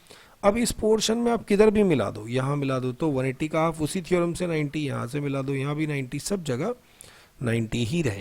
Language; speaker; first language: Hindi; native; Hindi